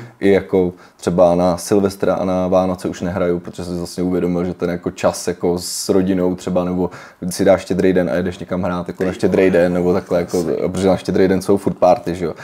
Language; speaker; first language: Czech; early bilingual, other home language; Ukrainian